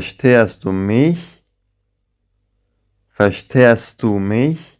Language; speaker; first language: German; non-native, fluent; Central Kurdish